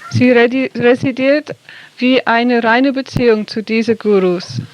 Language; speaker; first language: German; non-native, fluent; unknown